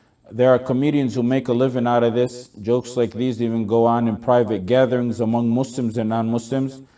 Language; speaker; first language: English; early bilingual, other home language; Arabic